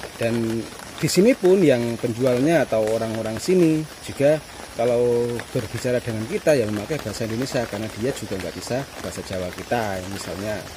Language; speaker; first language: Indonesian; non-native, local second language; Javanese